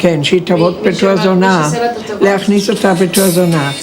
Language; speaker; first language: Hebrew; non-native, fluent; German